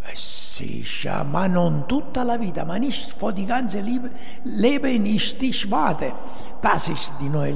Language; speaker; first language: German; non-native, fluent; Italian